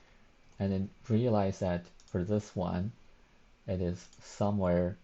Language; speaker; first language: English; non-native, fluent; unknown